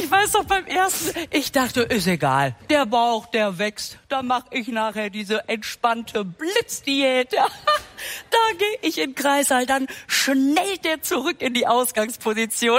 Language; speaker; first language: German; native; German